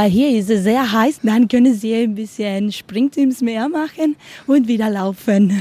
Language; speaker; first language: German; non-native, learner; Spanish